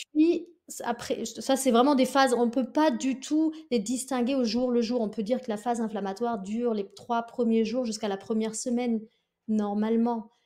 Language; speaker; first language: French; non-native, fluent; German